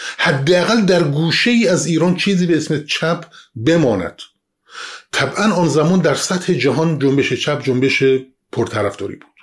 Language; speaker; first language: Persian; non-native, local second language; Kurdish